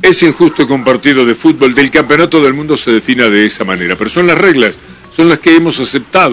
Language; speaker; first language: Spanish; native; Spanish